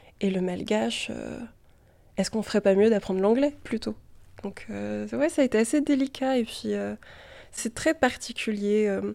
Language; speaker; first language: French; native; French